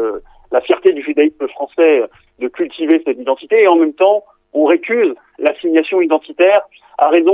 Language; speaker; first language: French; native; French